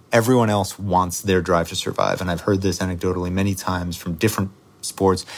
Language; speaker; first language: English; native; English